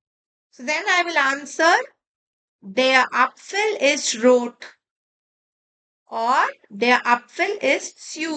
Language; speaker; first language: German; non-native, fluent; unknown